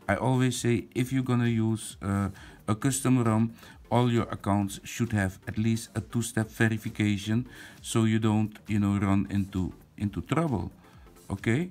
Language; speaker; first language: English; non-native, fluent; Dutch